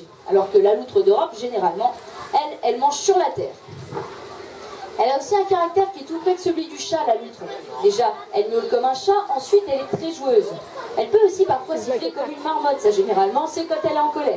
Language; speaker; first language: French; native; French